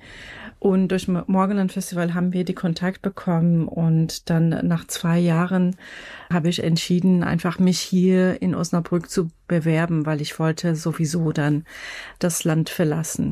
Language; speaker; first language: German; non-native, fluent; Persian